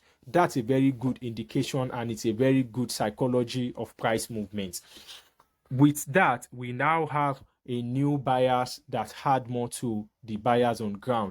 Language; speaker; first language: English; native; English